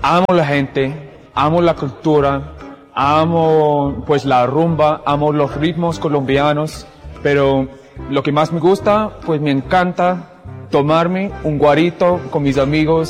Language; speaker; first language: Spanish; non-native, fluent; English